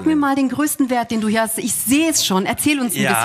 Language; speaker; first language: German; native; German